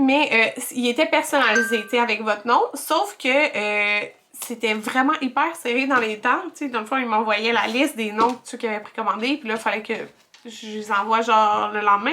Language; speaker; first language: French; native; French